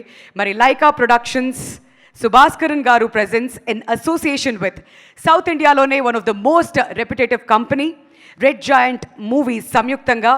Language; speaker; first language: Telugu; native; Telugu